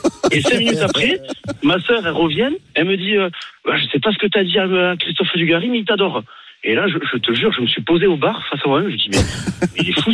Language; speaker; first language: French; native; French